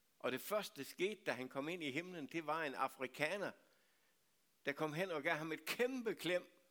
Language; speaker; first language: Danish; native; Danish